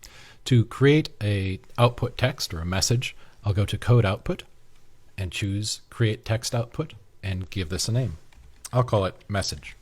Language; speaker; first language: English; native; English